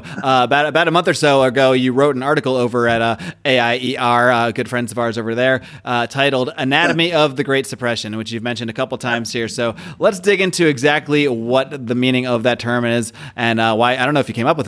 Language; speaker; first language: English; native; English